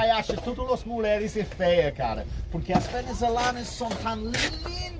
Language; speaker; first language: Portuguese; non-native, fluent; English